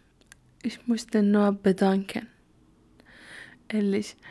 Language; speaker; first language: German; non-native, learner; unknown